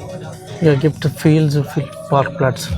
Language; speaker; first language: German; non-native, learner; Telugu